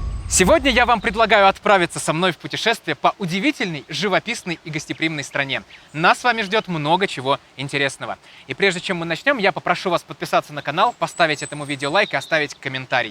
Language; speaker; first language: Russian; native; Russian